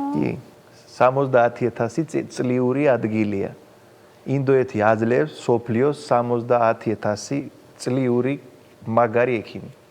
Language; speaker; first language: Georgian; non-native, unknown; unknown